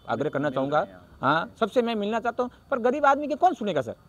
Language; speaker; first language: Hindi; native; Hindi